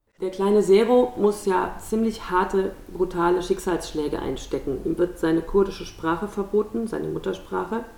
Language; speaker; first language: German; native; German